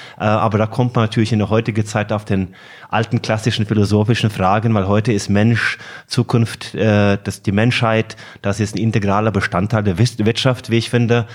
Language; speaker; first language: German; non-native, fluent; Norwegian